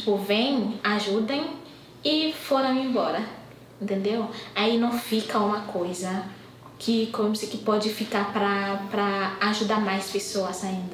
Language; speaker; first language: Portuguese; non-native, fluent; Haitian Creole